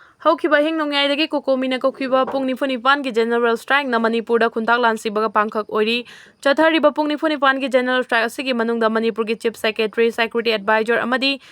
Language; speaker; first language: Manipuri; native; Manipuri